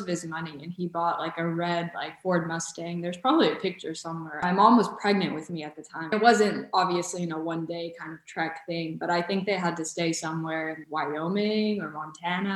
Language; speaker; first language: English; early bilingual, other home language; Bosnian